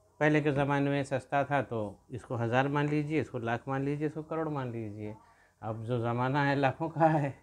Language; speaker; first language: Hindi; native; Hindi